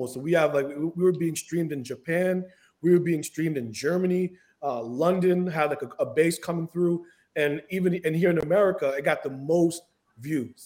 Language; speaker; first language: English; early bilingual, other home language; Haitian Creole